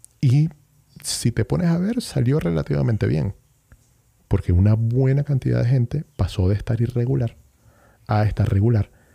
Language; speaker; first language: Spanish; native; Spanish